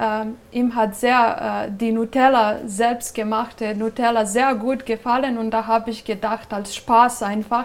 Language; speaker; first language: German; non-native, fluent; Serbian